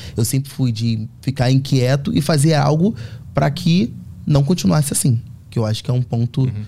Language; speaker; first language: Portuguese; native; Portuguese